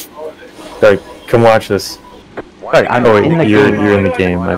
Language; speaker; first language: English; native; English